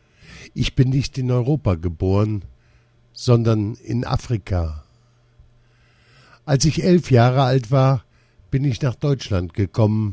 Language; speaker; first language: German; early bilingual, other home language; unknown